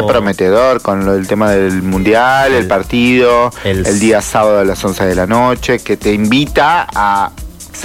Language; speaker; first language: Spanish; native; Spanish